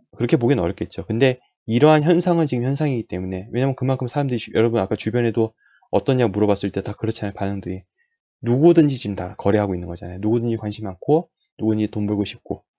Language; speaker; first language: Korean; native; Korean